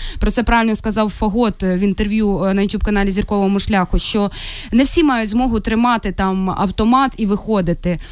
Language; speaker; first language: Ukrainian; non-native, local second language; Russian